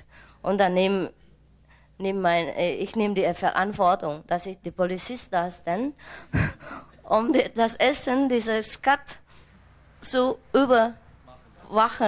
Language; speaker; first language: German; non-native, fluent; Vietnamese